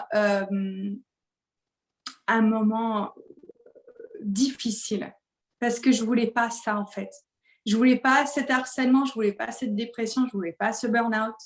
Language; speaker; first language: French; native; French